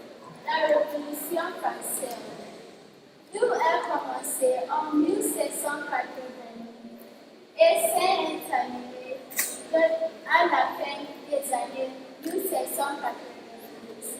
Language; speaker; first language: French; non-native, learner; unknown